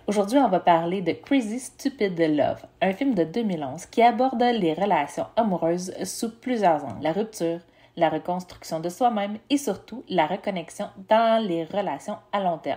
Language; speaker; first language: French; native; French